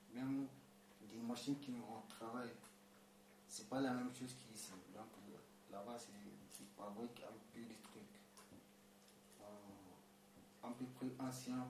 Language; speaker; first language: French; non-native, learner; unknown